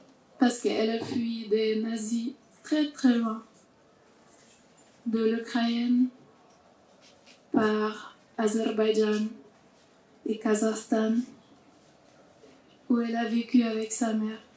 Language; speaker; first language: French; non-native, learner; Russian